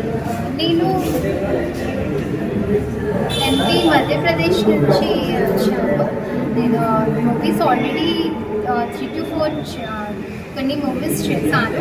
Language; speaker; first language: Telugu; non-native, learner; Hindi